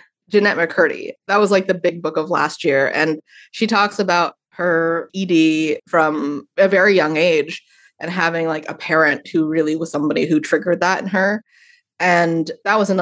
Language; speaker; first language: English; native; English